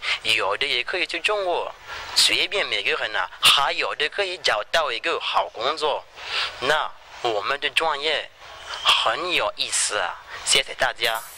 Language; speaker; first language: Chinese; non-native, fluent; French